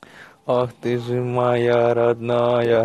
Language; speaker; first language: Russian; native; Russian